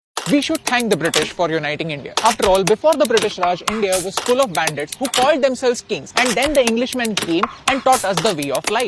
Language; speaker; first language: English; non-native, local second language; Hindi